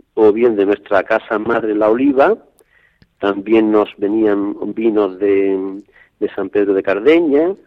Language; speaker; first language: Spanish; native; Spanish